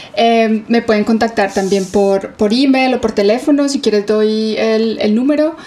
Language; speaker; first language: Spanish; native; Spanish